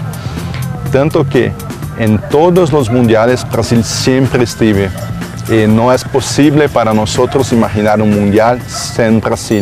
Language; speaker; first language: Spanish; non-native, fluent; Portuguese